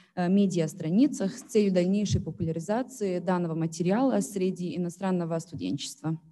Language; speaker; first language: Russian; non-native, fluent; Bosnian